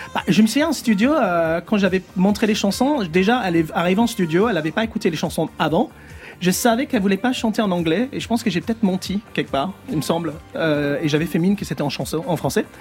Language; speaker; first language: French; early bilingual, other home language; English